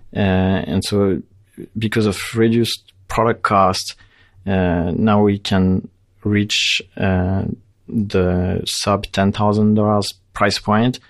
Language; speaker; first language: English; non-native, fluent; French